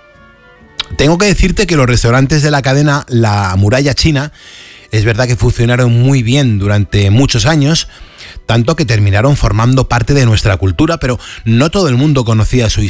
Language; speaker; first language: Spanish; native; Spanish